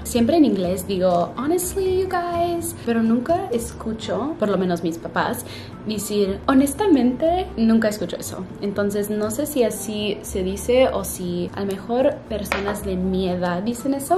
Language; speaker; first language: Spanish; early bilingual, heritage; Spanish